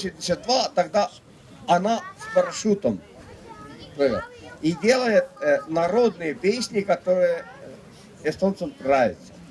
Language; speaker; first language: Russian; non-native, fluent; Estonian